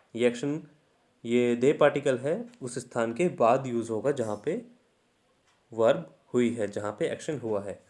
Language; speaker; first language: Hindi; native; Hindi